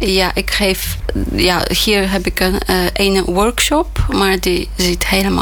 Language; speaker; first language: Dutch; non-native, fluent; Polish